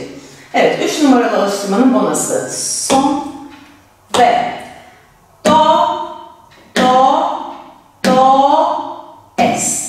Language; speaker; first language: Turkish; native; Turkish